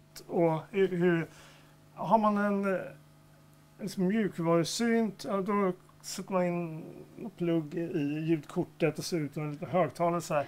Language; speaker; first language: Swedish; native; Swedish